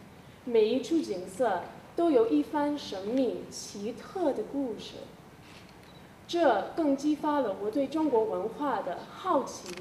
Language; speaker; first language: Chinese; non-native, learner; English